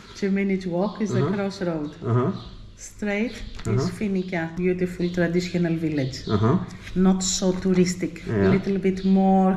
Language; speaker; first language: English; non-native, learner; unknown